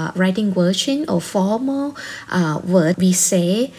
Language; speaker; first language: English; non-native, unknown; Thai